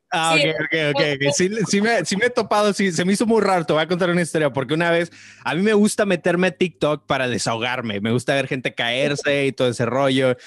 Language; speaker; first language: Spanish; native; Spanish